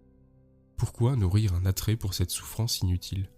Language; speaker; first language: French; native; French